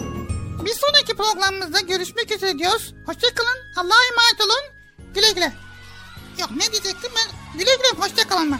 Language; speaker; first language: Turkish; native; Turkish